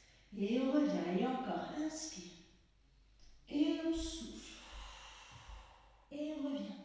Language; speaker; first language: French; native; French